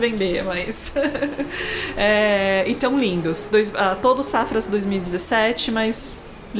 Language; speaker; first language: Portuguese; native; Portuguese